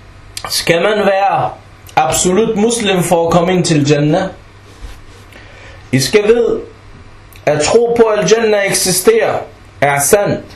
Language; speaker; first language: Danish; early bilingual, other home language; Arabic